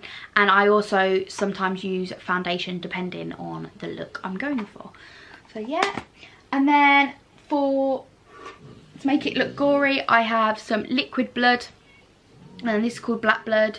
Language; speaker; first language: English; native; English